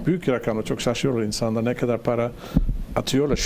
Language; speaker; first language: Turkish; non-native, learner; Dutch